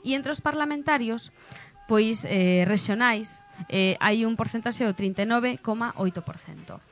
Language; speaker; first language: Galician; non-native, local second language; Spanish